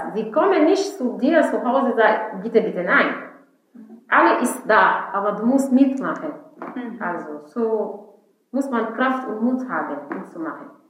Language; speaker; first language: German; non-native, learner; Fula